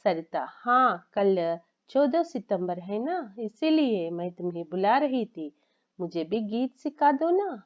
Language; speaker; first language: Hindi; non-native, local second language; Telugu